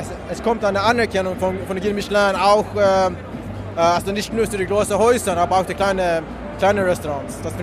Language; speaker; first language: German; non-native, fluent; Swedish